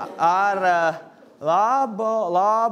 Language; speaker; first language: Latvian; non-native, learner; Italian